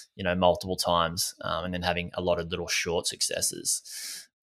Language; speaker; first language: English; native; English